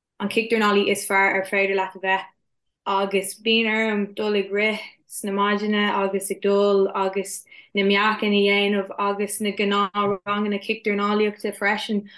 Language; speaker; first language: Irish; non-native, local second language; English